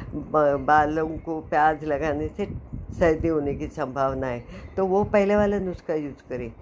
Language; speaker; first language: Hindi; non-native, local second language; Marathi